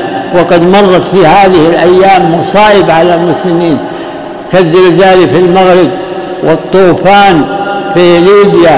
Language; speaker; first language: Arabic; native; Arabic